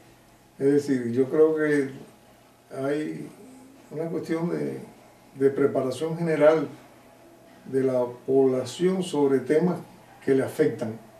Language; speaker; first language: Spanish; native; Spanish